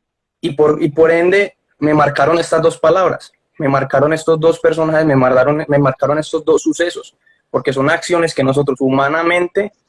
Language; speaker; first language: Spanish; native; Spanish